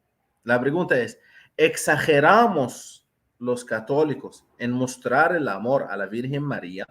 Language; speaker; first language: Spanish; non-native, fluent; Arabic